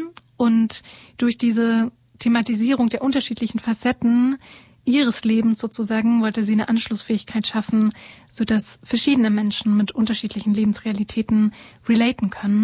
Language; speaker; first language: German; native; German